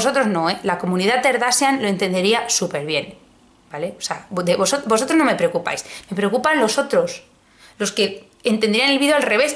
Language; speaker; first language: Spanish; native; Spanish